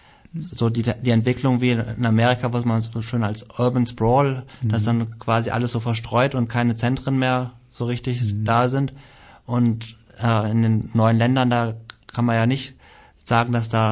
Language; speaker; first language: German; native; German